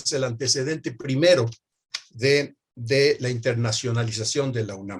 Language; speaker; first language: Spanish; native; Spanish